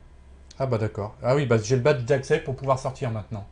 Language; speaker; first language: French; native; French